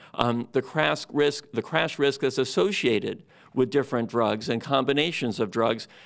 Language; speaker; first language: English; native; English